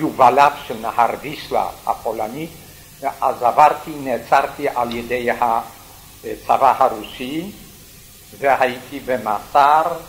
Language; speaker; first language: Hebrew; non-native, fluent; Yiddish